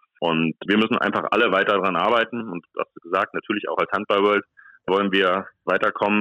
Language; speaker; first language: German; native; German